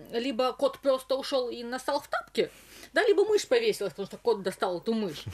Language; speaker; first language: Russian; native; Russian